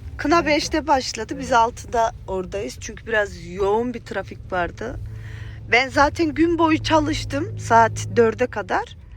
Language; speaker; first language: Turkish; early bilingual, other home language; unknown